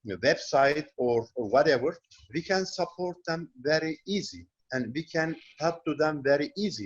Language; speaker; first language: English; non-native, learner; Turkish